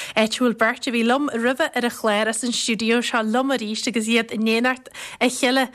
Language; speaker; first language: Irish; native; Irish